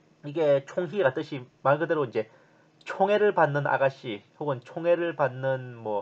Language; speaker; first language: Korean; native; Korean